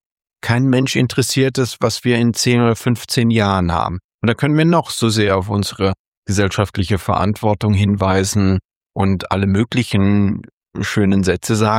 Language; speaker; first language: German; native; German